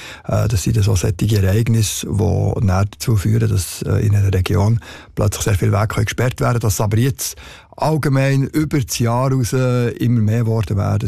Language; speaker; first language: German; native; German